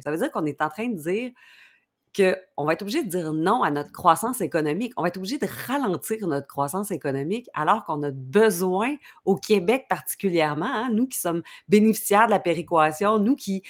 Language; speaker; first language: French; native; French